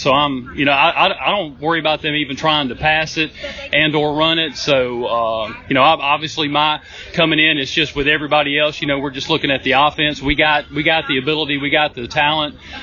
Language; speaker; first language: English; native; English